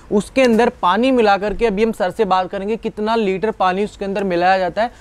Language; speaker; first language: Hindi; native; Hindi